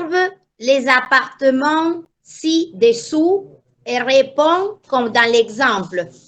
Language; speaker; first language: French; non-native, learner; Spanish